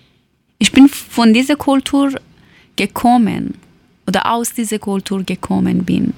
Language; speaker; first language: German; non-native, learner; Persian